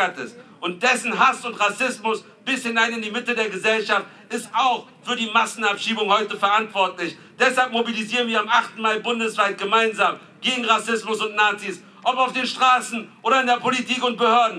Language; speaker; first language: German; native; German